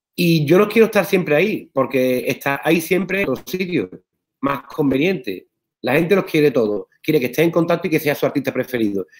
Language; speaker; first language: Spanish; native; Spanish